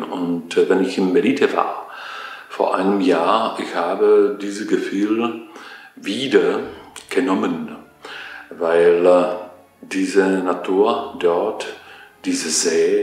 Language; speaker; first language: German; non-native, fluent; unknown